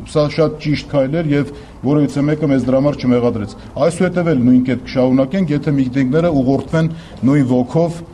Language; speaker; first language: Armenian; native; Armenian